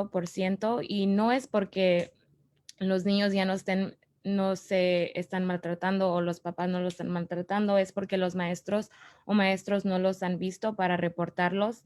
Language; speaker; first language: Spanish; early bilingual, other home language; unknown